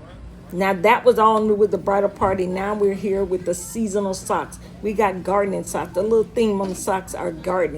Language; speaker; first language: English; native; English